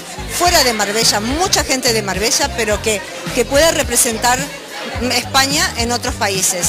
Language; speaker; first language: Spanish; native; Spanish